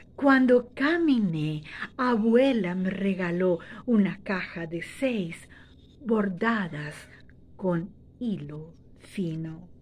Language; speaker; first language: Spanish; native; Spanish